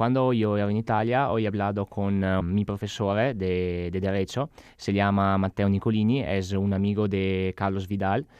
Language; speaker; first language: Spanish; non-native, learner; Italian